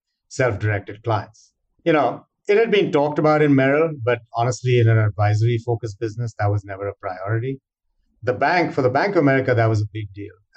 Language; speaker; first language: English; non-native, local second language; Hindi